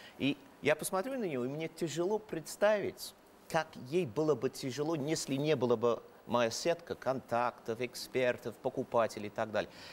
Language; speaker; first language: Russian; non-native, fluent; English